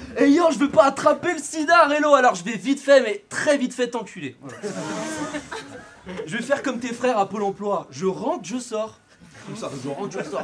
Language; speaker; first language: French; native; French